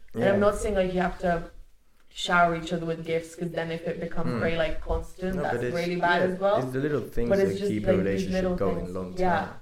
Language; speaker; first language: English; early bilingual, other home language; Hungarian